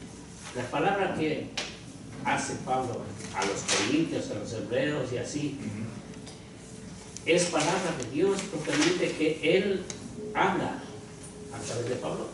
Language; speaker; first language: Spanish; native; Spanish